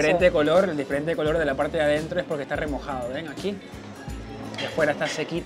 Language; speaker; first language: Spanish; native; Spanish